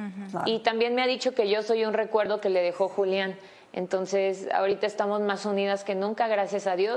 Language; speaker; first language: Spanish; native; Spanish